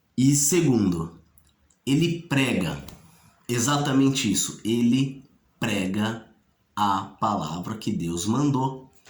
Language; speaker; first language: Portuguese; native; Portuguese